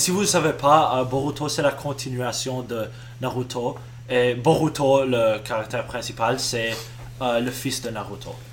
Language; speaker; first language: French; non-native, local second language; English